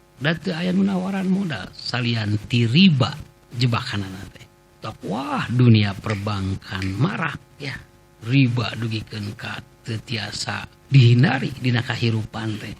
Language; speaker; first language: Sundanese; native; Sundanese